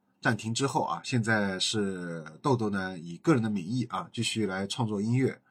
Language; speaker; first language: Chinese; native; Chinese